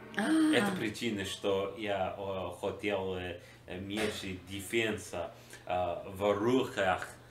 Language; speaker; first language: Russian; non-native, learner; English